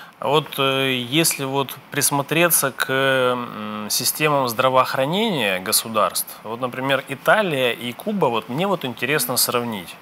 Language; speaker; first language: Russian; native; Russian